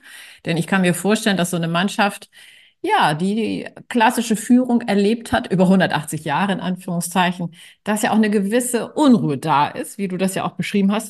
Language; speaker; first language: German; native; German